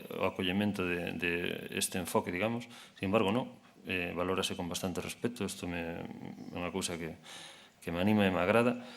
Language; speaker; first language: Galician; non-native, local second language; Spanish